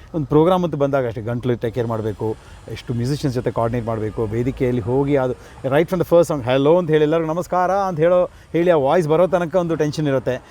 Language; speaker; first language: Kannada; non-native, local second language; Malayalam